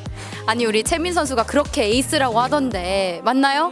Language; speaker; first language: Korean; native; Korean